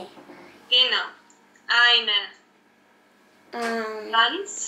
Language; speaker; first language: German; native; German